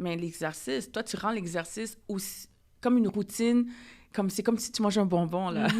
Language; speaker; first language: French; native; French